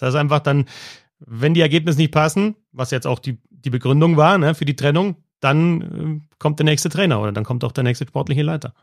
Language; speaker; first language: German; native; German